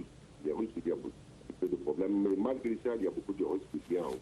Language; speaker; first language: French; non-native, learner; Arabic